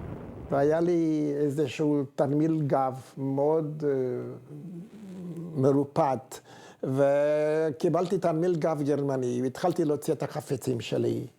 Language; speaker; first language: Hebrew; non-native, fluent; Hungarian